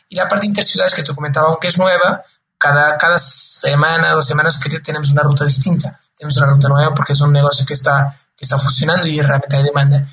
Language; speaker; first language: Spanish; non-native, fluent; Portuguese